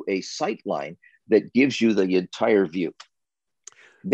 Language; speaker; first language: English; native; English